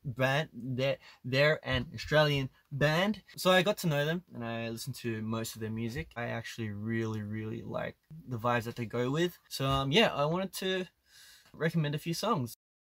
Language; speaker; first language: English; native; English